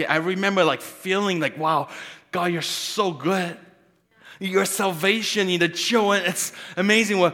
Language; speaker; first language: English; early bilingual, other home language; Chinese